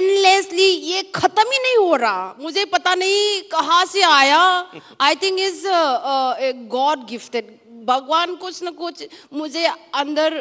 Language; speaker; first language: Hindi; non-native, local second language; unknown